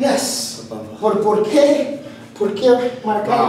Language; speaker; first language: Spanish; early bilingual, heritage; Spanish